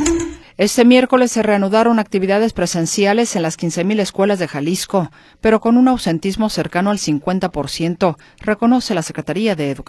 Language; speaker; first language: Spanish; native; Spanish